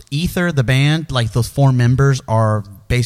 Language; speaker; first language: English; early bilingual, other home language; Spanish